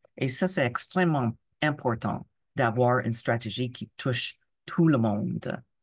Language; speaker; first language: French; non-native, local second language; English